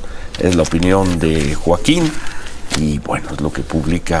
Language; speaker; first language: Spanish; native; Spanish